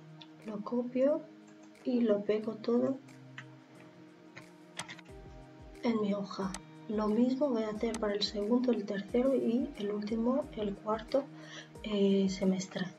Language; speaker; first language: Spanish; native; Spanish